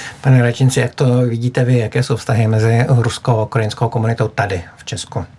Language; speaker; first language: Czech; native; Czech